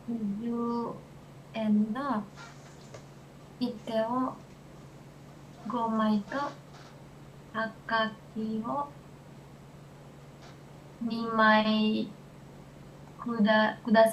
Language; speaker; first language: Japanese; non-native, learner; Indonesian